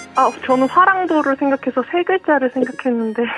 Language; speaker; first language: Korean; native; Korean